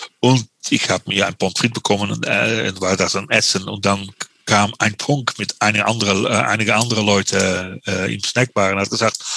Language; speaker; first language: German; non-native, learner; Dutch